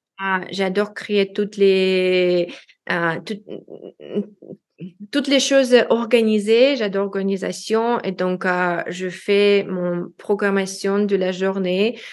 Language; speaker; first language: French; non-native, learner; Russian